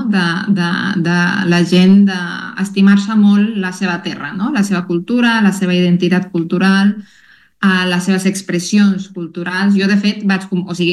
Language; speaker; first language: Catalan; non-native, fluent; Spanish